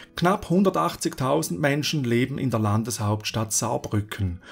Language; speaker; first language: German; native; German